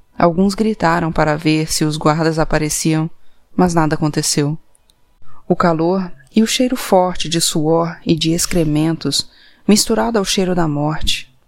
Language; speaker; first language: Portuguese; native; Portuguese